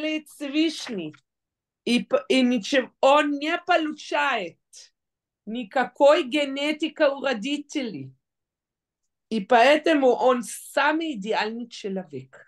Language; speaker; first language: Russian; non-native, fluent; Hebrew